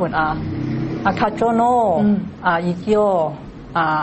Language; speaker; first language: Japanese; non-native, learner; Cantonese